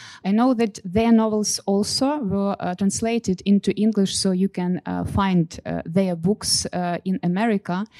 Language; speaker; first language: English; non-native, fluent; Ukrainian